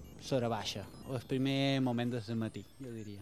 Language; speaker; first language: Catalan; native; Catalan